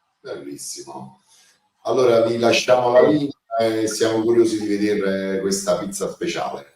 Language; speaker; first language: Italian; native; Italian